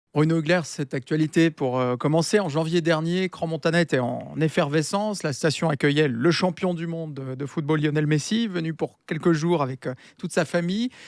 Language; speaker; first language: French; native; French